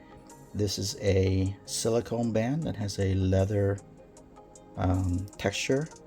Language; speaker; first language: English; native; English